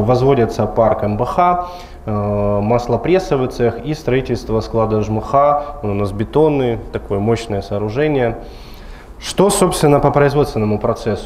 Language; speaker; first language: Russian; native; Russian